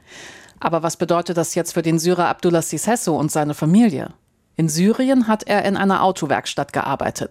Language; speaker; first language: German; native; German